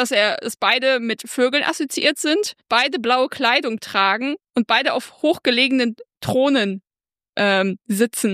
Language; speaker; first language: German; native; German